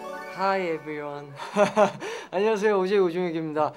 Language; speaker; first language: Korean; native; Korean